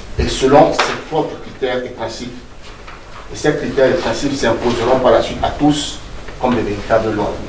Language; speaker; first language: French; non-native, local second language; Duala